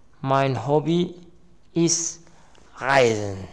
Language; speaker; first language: German; non-native, learner; Arabic